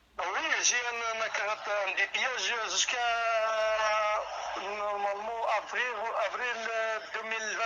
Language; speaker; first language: French; non-native, local second language; Arabic